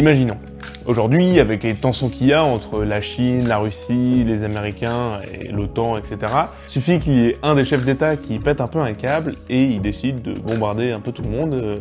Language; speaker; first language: French; native; French